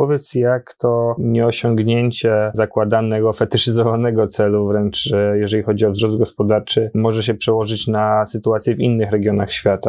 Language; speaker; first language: Polish; native; Polish